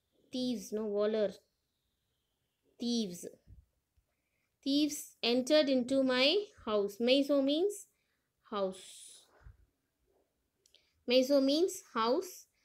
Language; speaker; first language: English; non-native, local second language; Tamil